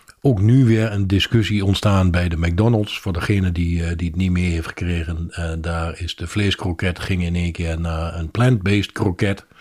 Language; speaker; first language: Dutch; native; Dutch